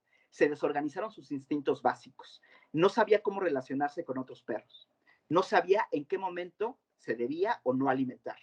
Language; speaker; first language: Spanish; native; Spanish